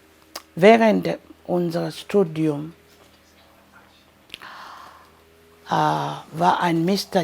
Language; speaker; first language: German; non-native, learner; Ganda